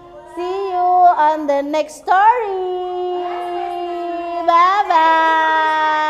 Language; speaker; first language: English; non-native, learner; Indonesian